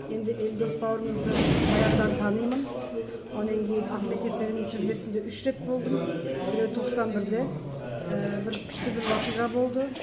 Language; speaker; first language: Kazakh; early bilingual, heritage; Kazakh